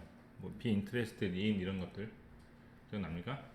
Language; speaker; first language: Korean; native; Korean